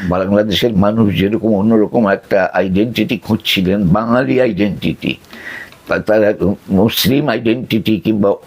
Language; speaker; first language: Bangla; early bilingual, other home language; Sylheti